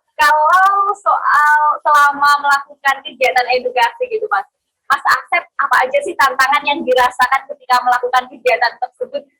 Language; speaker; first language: Indonesian; native; Indonesian